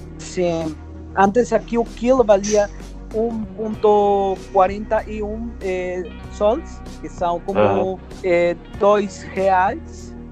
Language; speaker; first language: Portuguese; non-native, fluent; Spanish